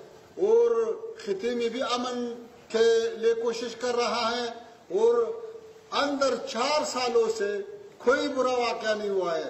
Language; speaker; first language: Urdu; non-native, fluent; Pashto